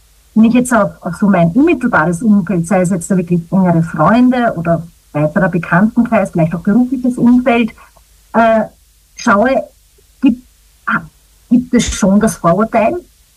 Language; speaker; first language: German; native; German